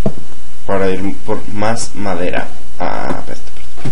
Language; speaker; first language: Spanish; native; Spanish